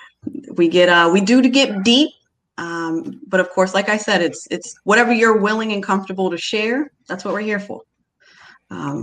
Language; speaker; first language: English; native; English